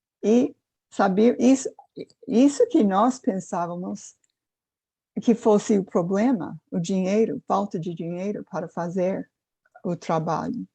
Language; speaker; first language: Portuguese; non-native, fluent; English